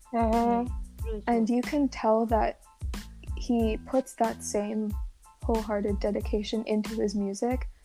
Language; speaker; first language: English; non-native, local second language; Cantonese